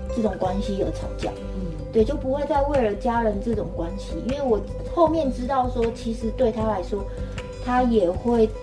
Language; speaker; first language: Chinese; native; Chinese